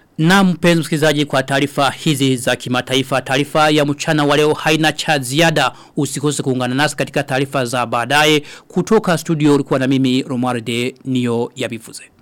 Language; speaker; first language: Swahili; non-native, local second language; Rundi